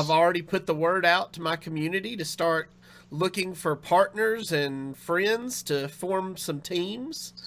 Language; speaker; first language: English; native; English